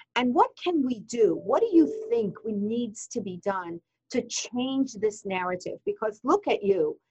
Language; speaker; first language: English; non-native, fluent; Persian